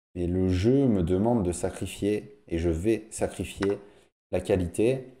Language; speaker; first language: French; native; French